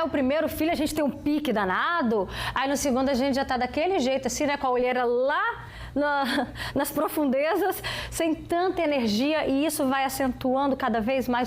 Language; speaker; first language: Portuguese; native; Portuguese